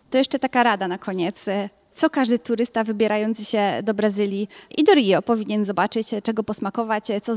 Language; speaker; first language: Polish; native; Polish